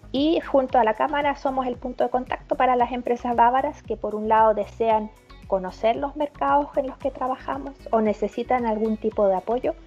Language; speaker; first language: Spanish; early bilingual, heritage; German